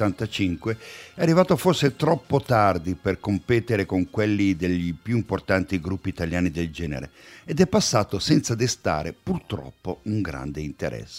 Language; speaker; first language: Italian; native; Italian